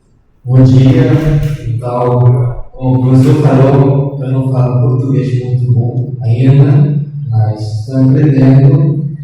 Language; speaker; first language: Portuguese; non-native, learner; Spanish